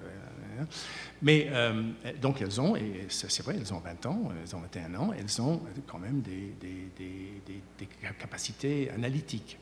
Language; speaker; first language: French; native; French